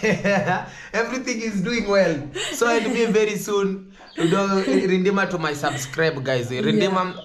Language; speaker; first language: English; non-native, learner; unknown